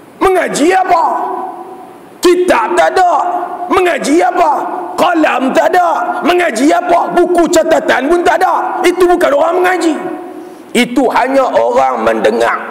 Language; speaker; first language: Malay; native; Malay